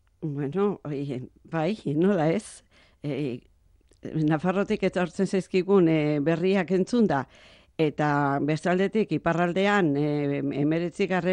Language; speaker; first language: Basque; non-native, local second language; Spanish